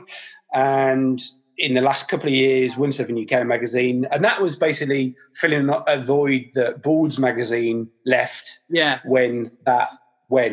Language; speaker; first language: English; native; English